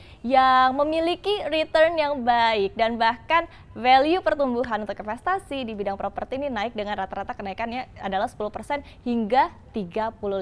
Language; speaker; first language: Indonesian; native; Indonesian